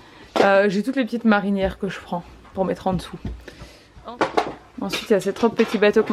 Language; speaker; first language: French; native; French